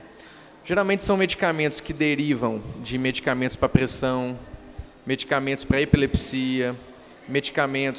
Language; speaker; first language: Portuguese; native; Portuguese